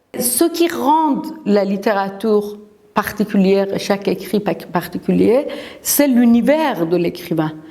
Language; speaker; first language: French; non-native, fluent; Persian